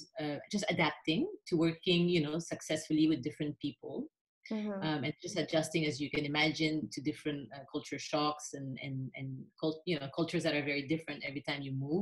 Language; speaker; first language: English; non-native, local second language; French